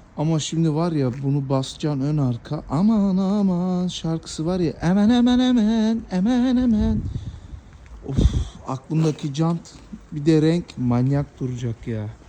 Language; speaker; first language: Turkish; early bilingual, heritage; Turkish